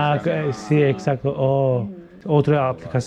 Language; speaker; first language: Spanish; non-native, learner; Turkish